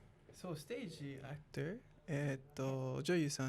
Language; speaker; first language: Japanese; non-native, learner; English